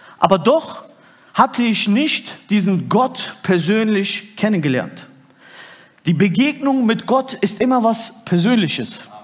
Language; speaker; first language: German; early bilingual, other home language; Turkish